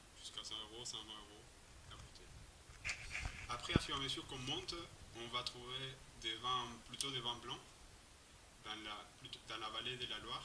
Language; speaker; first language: French; non-native, fluent; Spanish